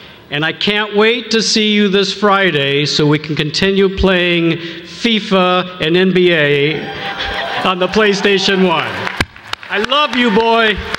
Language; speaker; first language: English; native; English